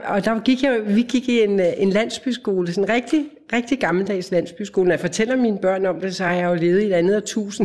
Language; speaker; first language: Danish; native; Danish